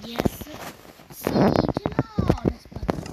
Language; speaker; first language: Italian; early bilingual, other home language; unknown